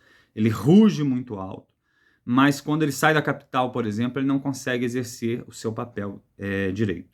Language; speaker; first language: Portuguese; native; Portuguese